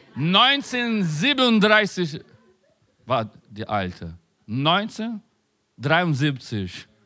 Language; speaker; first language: German; non-native, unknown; Spanish